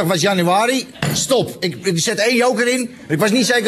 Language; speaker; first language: Dutch; native; Dutch